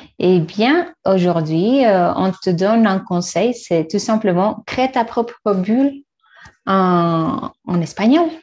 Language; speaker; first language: French; non-native, fluent; Spanish